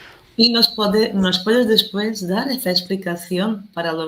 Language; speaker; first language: Spanish; non-native, fluent; Portuguese